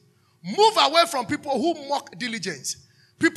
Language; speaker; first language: English; non-native, local second language; Akan